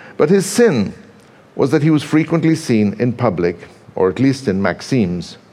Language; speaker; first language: English; native; English